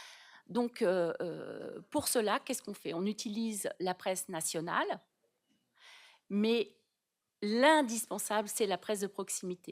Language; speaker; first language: French; native; French